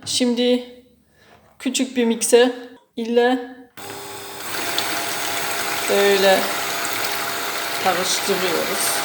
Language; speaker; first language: Turkish; non-native, learner; German